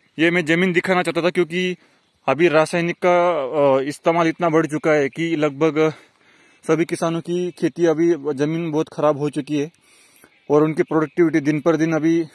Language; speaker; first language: Hindi; non-native, local second language; Marathi